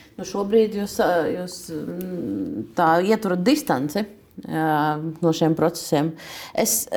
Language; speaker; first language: Latvian; non-native, local second language; Russian